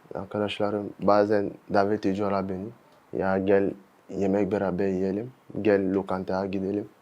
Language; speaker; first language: Turkish; non-native, fluent; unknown